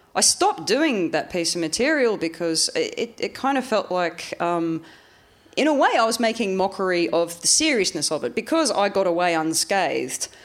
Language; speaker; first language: English; native; English